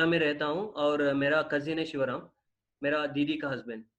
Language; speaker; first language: Hindi; non-native, local second language; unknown